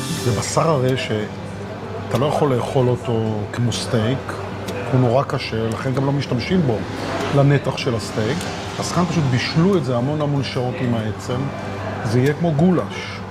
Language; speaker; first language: Hebrew; native; Hebrew